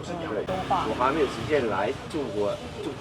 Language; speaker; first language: Chinese; early bilingual, heritage; Chinese